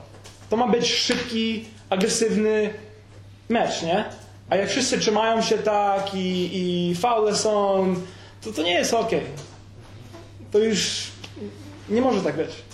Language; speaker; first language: Polish; early bilingual, heritage; Polish